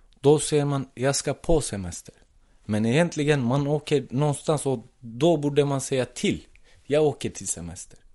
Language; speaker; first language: Swedish; non-native, fluent; Turkish